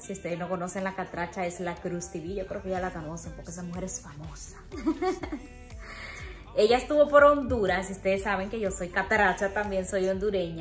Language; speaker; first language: Spanish; native; Spanish